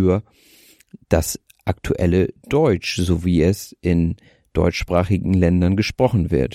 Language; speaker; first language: German; native; German